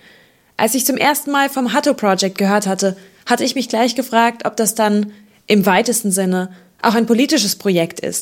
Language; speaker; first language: German; native; German